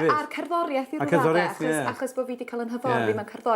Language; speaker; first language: Welsh; native; Welsh